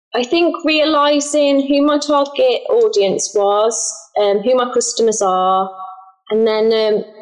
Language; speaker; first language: English; native; English